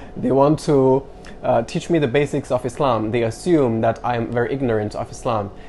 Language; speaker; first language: English; non-native, fluent; Chinese